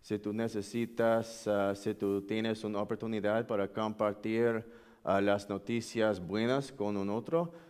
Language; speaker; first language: Spanish; non-native, learner; English